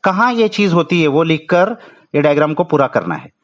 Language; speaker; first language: Hindi; non-native, local second language; Marathi